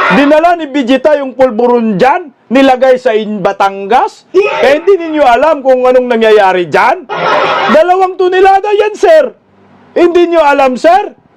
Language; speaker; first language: Filipino; non-native, local second language; Cebuano